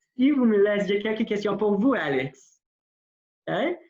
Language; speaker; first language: French; non-native, local second language; English